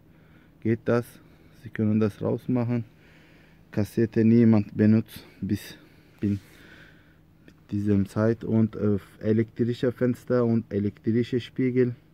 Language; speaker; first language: German; non-native, learner; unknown